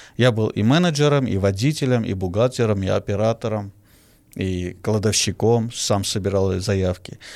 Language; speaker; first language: Russian; non-native, fluent; Armenian